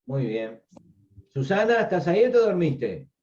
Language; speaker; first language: Spanish; native; Spanish